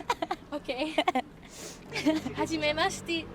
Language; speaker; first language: Japanese; non-native, learner; English